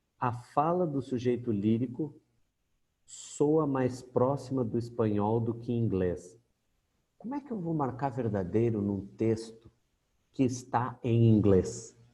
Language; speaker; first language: Portuguese; native; Portuguese